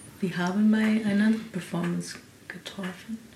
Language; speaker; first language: German; non-native, learner; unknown